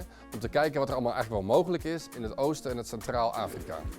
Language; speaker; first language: Dutch; native; Dutch